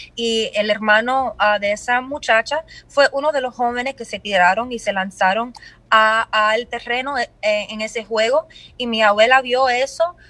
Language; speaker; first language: Spanish; early bilingual, heritage; Spanish